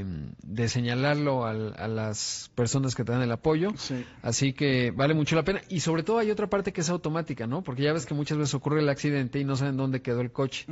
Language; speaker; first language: Spanish; native; Spanish